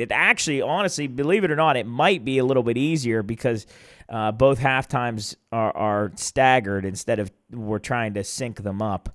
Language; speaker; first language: English; native; English